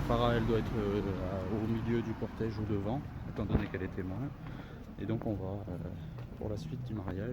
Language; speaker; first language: French; native; French